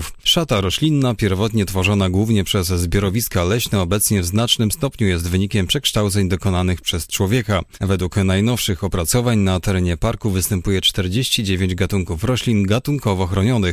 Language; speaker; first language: Polish; native; Polish